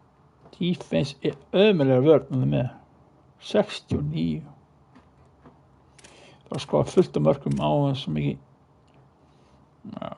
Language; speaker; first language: Icelandic; non-native, learner; Norwegian